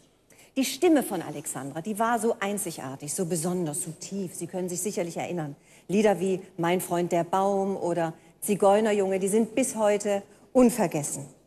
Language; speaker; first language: German; native; German